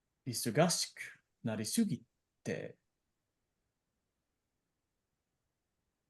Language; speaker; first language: Japanese; non-native, learner; English